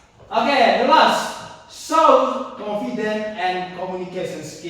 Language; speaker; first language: English; non-native, learner; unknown